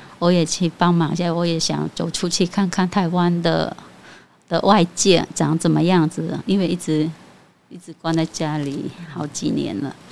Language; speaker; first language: Chinese; non-native, fluent; Khmer